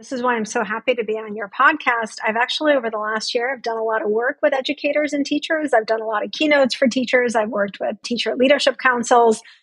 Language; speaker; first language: English; non-native, fluent; Russian